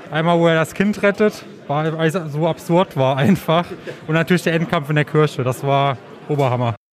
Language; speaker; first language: German; native; German